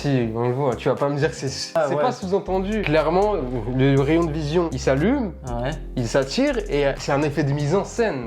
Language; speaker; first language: French; native; French